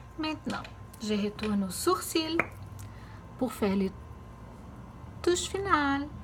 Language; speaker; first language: French; non-native, fluent; Portuguese